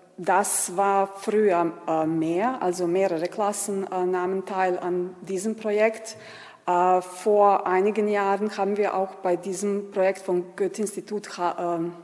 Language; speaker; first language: German; non-native, fluent; Serbian